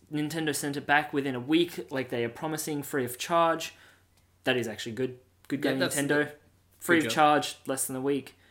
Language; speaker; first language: English; native; English